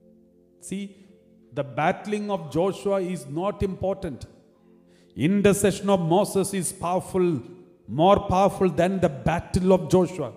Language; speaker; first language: English; non-native, local second language; Malayalam